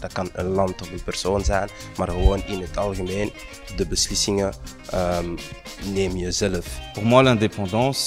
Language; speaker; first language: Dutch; early bilingual, other home language; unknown